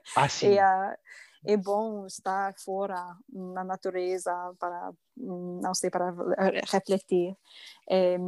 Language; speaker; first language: Portuguese; non-native, learner; English